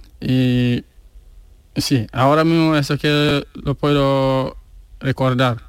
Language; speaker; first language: Spanish; non-native, learner; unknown